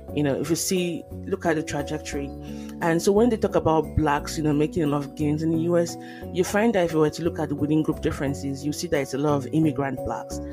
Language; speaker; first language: English; non-native, local second language; Yoruba